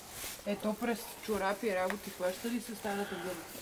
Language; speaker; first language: Bulgarian; native; Bulgarian